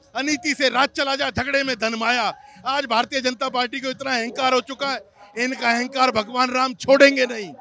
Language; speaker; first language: Hindi; native; Hindi